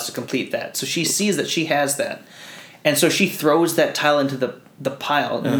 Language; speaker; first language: English; early bilingual, other home language; Filipino